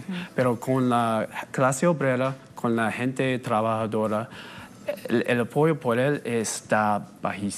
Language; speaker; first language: Spanish; non-native, fluent; English